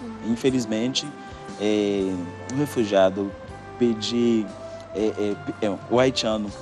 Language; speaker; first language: Portuguese; non-native, fluent; Haitian Creole